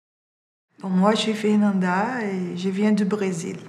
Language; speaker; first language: French; non-native, learner; Portuguese